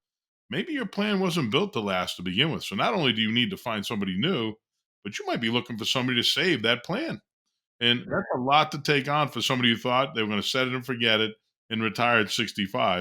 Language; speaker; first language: English; native; English